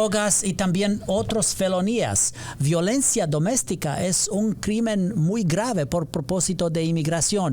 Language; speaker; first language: Spanish; non-native, learner; English